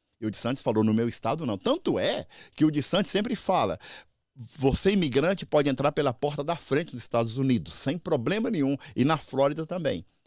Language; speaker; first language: Portuguese; native; Portuguese